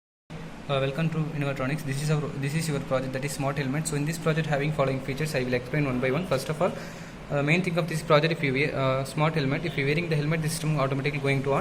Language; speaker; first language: English; non-native, local second language; Tamil